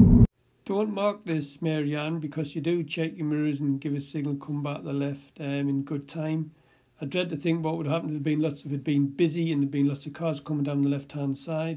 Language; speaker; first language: English; native; English